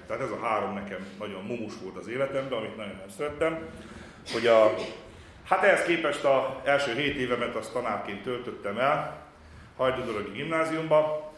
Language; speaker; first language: Hungarian; native; Hungarian